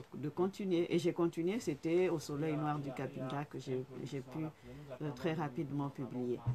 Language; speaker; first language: French; non-native, fluent; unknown